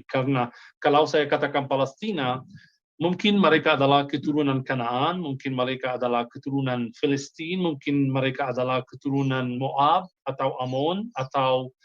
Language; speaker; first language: Indonesian; non-native, fluent; Hebrew